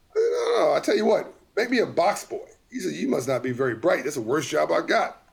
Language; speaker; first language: English; native; English